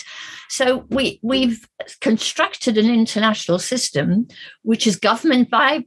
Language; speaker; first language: English; native; English